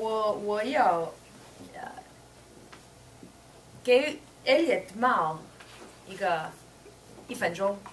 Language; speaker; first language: Chinese; non-native, learner; English